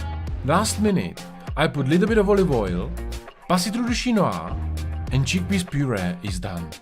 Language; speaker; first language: English; non-native, fluent; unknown